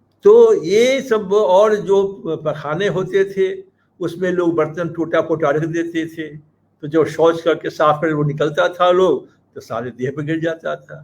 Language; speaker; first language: Hindi; native; Hindi